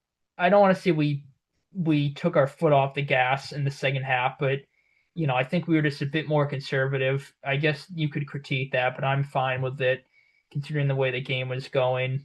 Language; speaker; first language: English; native; English